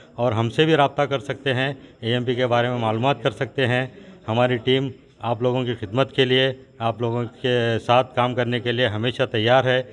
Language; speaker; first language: Hindi; non-native, local second language; Urdu